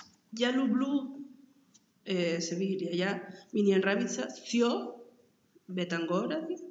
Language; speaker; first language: Russian; non-native, learner; Spanish